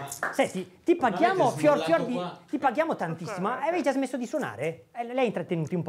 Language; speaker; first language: Italian; native; Italian